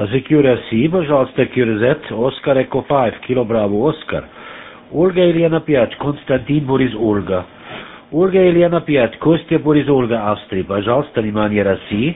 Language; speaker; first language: Russian; non-native, learner; German